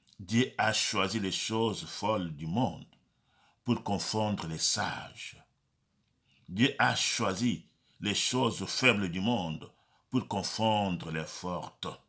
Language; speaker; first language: French; non-native, local second language; Lingala